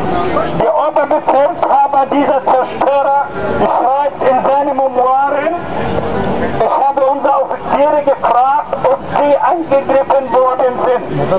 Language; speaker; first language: German; non-native, fluent; Arabic